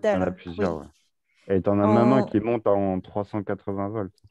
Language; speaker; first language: French; native; French